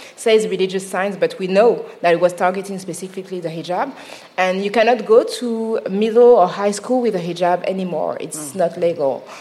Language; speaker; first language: English; non-native, fluent; French